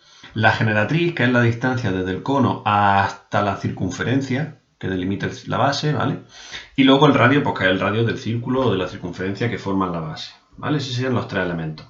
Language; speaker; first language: Spanish; native; Spanish